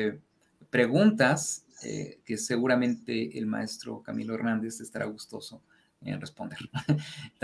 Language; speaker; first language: Spanish; native; Spanish